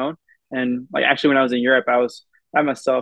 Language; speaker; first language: English; native; English